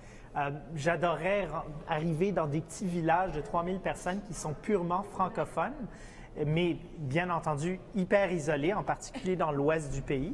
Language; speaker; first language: French; native; French